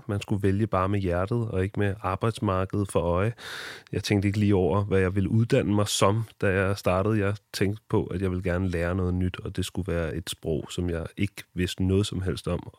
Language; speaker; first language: Danish; native; Danish